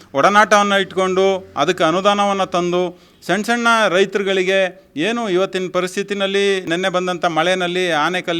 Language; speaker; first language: Kannada; native; Kannada